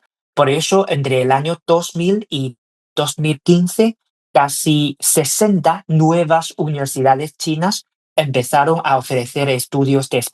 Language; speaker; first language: Spanish; non-native, fluent; Chinese